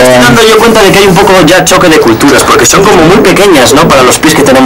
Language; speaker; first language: Spanish; native; Spanish